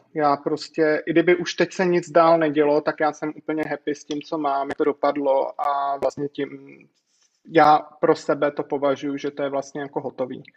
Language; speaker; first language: Czech; native; Czech